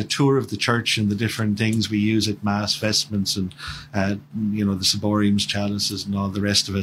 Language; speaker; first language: English; native; English